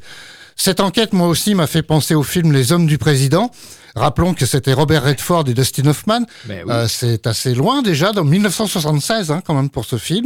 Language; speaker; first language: French; native; French